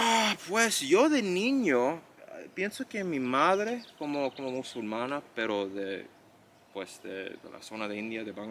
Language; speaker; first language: Spanish; non-native, fluent; English